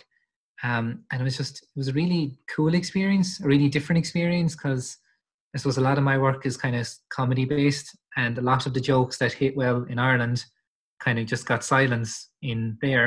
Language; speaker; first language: English; native; English